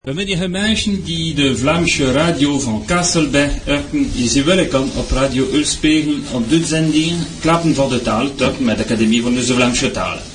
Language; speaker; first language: Dutch; non-native, local second language; French